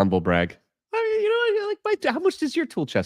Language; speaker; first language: English; native; English